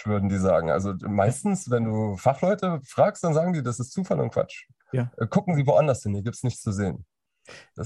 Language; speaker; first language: German; native; German